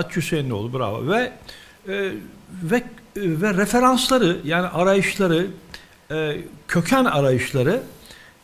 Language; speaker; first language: Turkish; native; Turkish